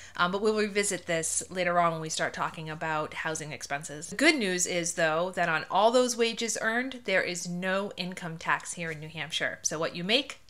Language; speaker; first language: English; native; English